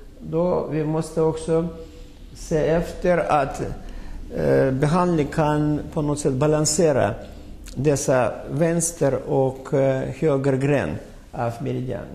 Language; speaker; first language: Swedish; non-native, fluent; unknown